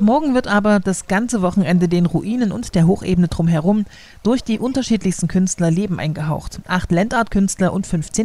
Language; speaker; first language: German; native; German